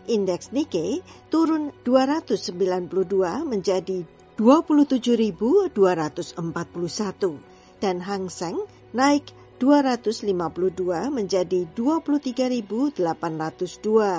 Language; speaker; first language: Indonesian; native; Indonesian